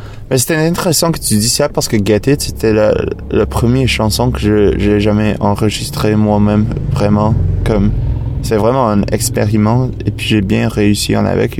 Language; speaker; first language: French; non-native, fluent; English